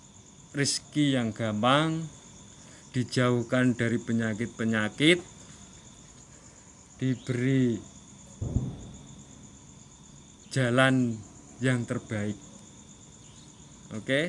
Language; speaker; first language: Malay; non-native, local second language; Javanese